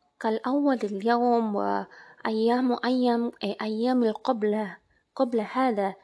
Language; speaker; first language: Arabic; non-native, learner; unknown